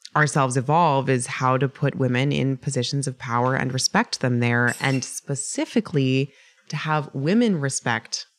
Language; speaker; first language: English; native; English